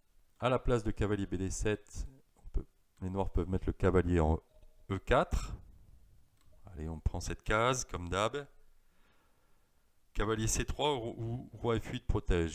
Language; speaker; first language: French; native; French